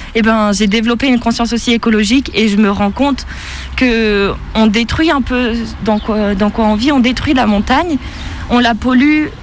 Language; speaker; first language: French; native; French